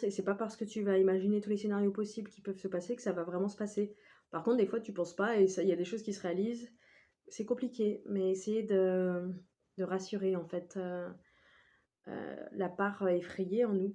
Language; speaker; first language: French; native; French